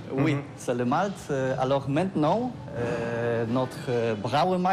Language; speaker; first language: French; non-native, learner; Polish